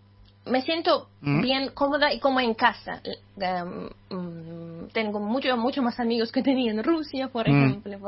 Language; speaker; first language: Spanish; non-native, fluent; Russian